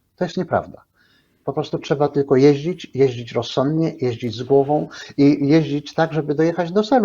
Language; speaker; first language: Polish; native; Polish